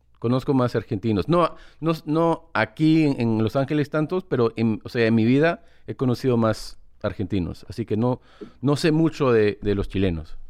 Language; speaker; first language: Spanish; early bilingual, heritage; English